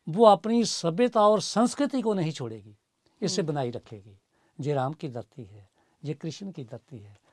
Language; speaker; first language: Hindi; native; Hindi